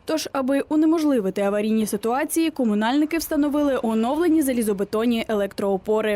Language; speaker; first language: Ukrainian; native; Ukrainian